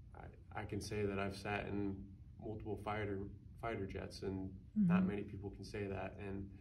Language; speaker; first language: English; native; English